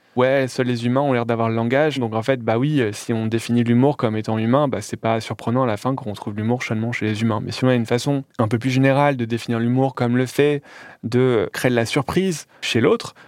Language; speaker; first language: French; native; French